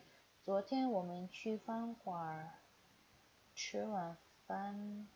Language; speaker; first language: Chinese; non-native, fluent; Indonesian